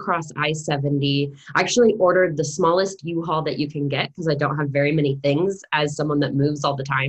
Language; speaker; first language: English; native; English